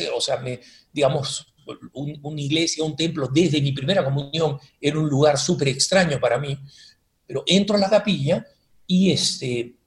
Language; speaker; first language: Spanish; native; Spanish